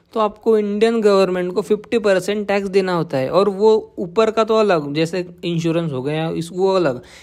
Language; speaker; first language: Hindi; non-native, local second language; Marathi